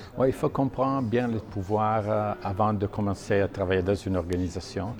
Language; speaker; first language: French; non-native, fluent; Italian